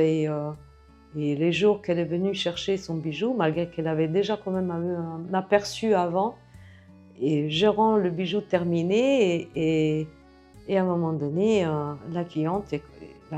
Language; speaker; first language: French; non-native, fluent; Italian